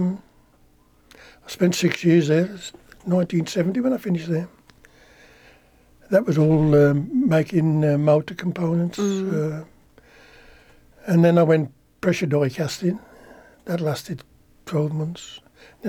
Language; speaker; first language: English; native; English